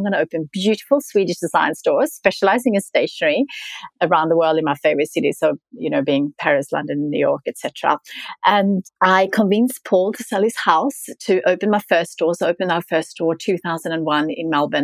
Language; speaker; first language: English; non-native, fluent; Swedish